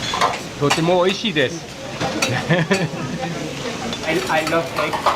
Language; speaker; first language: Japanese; non-native, learner; English